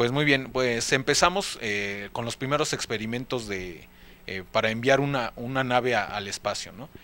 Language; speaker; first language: Spanish; native; Spanish